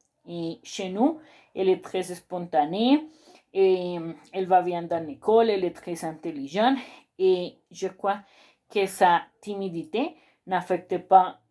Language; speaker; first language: French; non-native, learner; Spanish